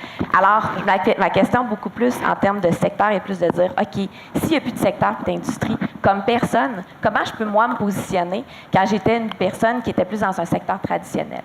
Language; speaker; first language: French; native; French